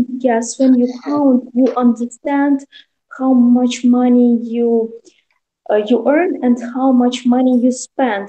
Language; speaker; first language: English; non-native, learner; Russian